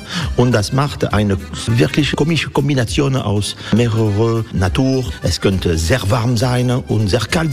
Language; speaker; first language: German; non-native, learner; French